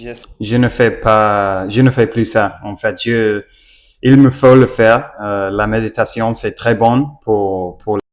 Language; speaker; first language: French; non-native, learner; English